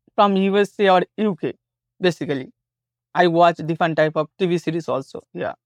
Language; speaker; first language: English; non-native, local second language; Bangla